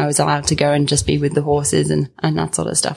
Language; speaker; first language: English; native; English